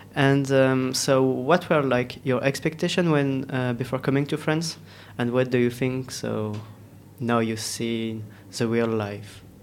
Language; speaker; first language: English; non-native, learner; French